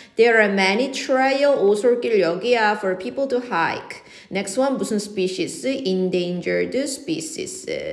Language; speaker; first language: English; non-native, fluent; Korean